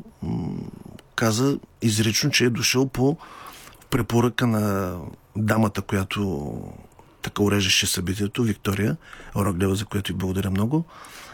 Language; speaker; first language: Bulgarian; native; Bulgarian